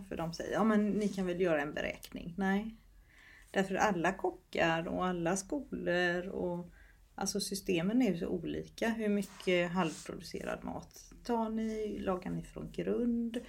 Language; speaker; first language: Swedish; native; Swedish